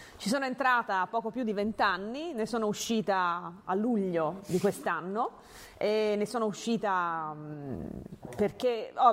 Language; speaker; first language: Italian; early bilingual, other home language; Hungarian